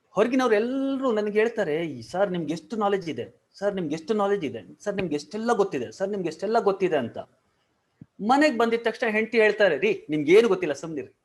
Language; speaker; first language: Kannada; non-native, local second language; Marwari